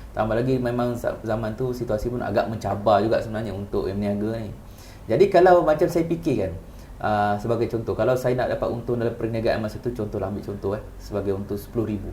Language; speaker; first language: Malay; native; Malay